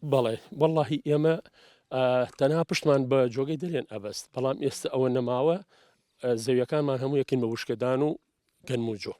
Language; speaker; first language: Central Kurdish; native; Central Kurdish